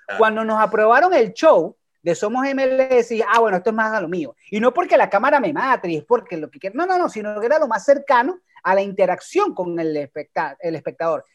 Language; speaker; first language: Spanish; native; Spanish